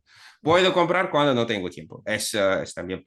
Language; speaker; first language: Spanish; non-native, fluent; Russian